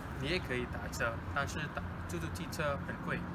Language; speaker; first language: Chinese; non-native, learner; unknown